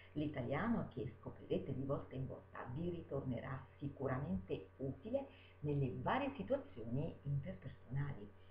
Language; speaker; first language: Italian; native; Italian